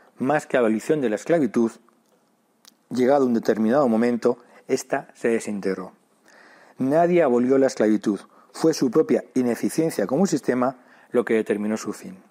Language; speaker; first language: Spanish; native; Spanish